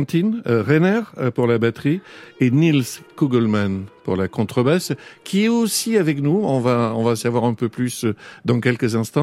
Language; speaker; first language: French; native; French